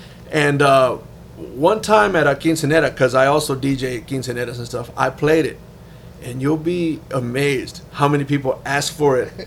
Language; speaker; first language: English; early bilingual, other home language; Spanish